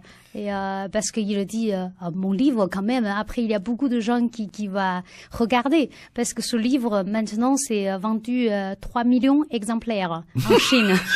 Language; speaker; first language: French; non-native, learner; Chinese